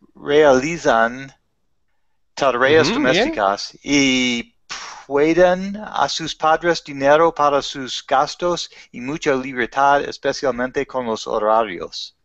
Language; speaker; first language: Spanish; non-native, learner; English